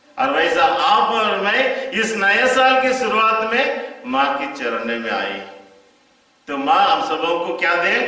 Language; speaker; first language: Hindi; non-native, local second language; Tamil